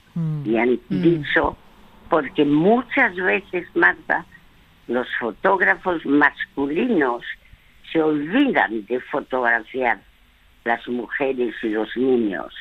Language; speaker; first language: Spanish; early bilingual, other home language; French